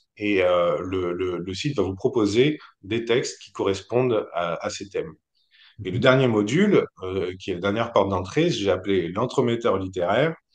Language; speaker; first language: French; native; French